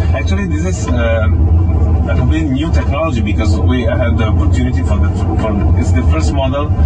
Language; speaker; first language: English; non-native, fluent; Italian